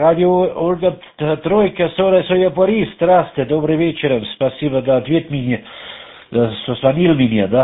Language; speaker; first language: Russian; non-native, learner; German